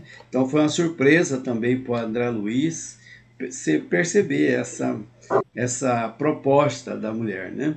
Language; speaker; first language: Portuguese; native; Portuguese